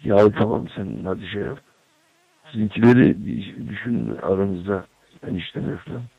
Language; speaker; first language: Turkish; native; Turkish